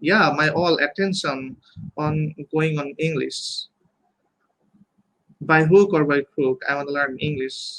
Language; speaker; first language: English; non-native, local second language; Bangla